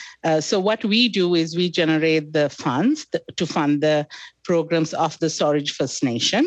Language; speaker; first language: English; non-native, local second language; Sinhala